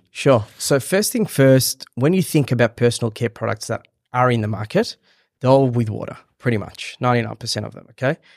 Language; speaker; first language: English; early bilingual, other home language; Hebrew